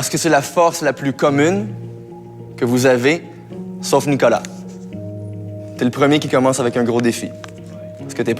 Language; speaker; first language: French; native; French